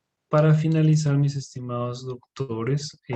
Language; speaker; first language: Spanish; native; Spanish